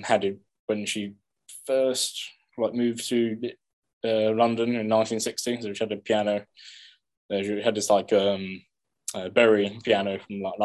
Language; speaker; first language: English; native; English